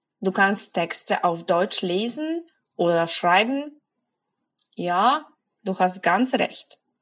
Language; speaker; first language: German; non-native, fluent; Polish